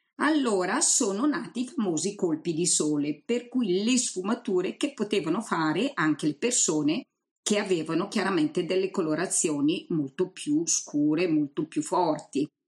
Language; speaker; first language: Italian; native; Italian